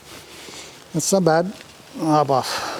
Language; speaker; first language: English; native; English